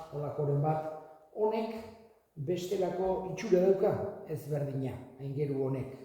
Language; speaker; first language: Basque; native; Basque